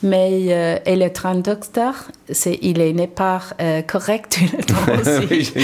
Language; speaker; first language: French; non-native, learner; English